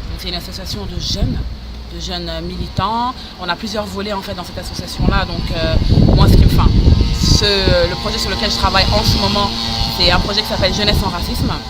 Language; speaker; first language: French; non-native, local second language; Arabic